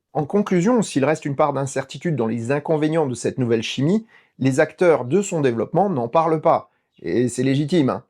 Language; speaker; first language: French; native; French